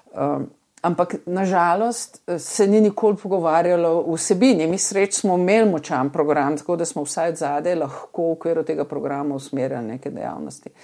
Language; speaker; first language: Slovenian; native; Slovenian